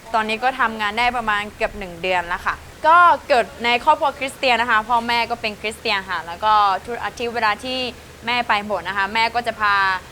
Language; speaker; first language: Thai; non-native, local second language; Akha